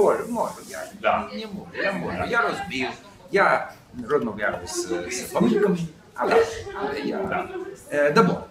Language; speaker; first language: Ukrainian; non-native, learner; English